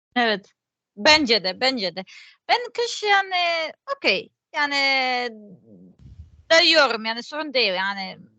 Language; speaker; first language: Turkish; non-native, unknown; Serbian